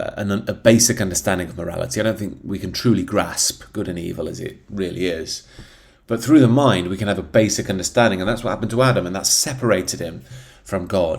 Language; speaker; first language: English; native; English